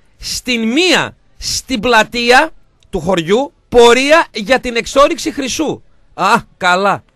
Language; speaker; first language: Greek; native; Greek